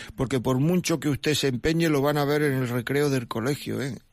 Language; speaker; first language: Spanish; native; Spanish